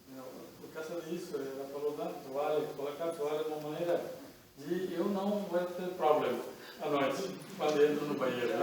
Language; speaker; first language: Portuguese; non-native, learner; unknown